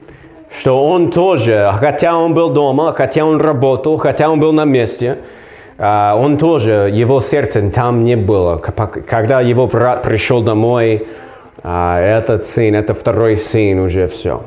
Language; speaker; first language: Russian; non-native, learner; English